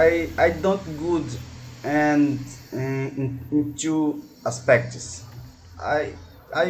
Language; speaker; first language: English; non-native, learner; Portuguese